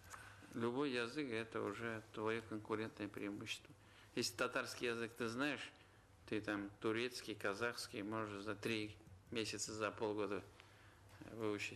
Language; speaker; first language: Russian; non-native, local second language; Tatar